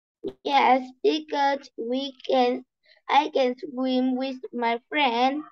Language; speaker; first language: English; non-native, learner; Vietnamese